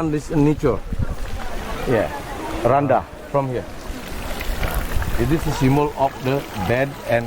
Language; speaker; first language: English; non-native, learner; Indonesian